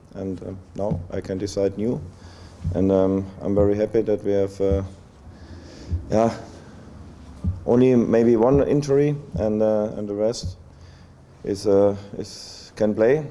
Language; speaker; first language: English; non-native, learner; German